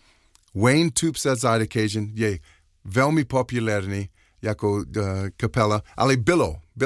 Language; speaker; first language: Czech; non-native, fluent; English